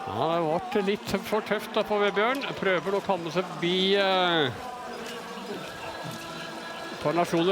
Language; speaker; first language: Norwegian; native; Norwegian